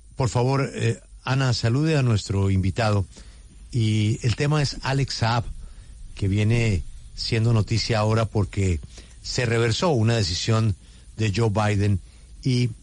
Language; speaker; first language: Spanish; native; Spanish